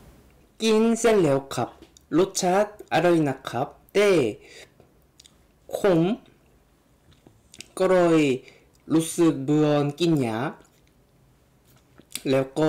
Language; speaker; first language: Thai; non-native, learner; Korean